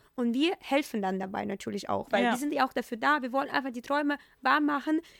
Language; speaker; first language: German; non-native, fluent; Ukrainian